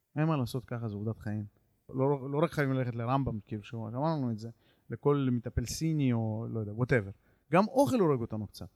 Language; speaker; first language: Hebrew; native; Hebrew